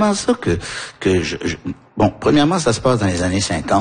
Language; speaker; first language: French; early bilingual, other home language; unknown